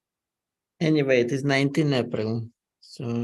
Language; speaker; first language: English; non-native, fluent; Russian